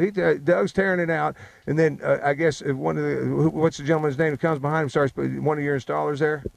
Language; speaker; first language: English; native; English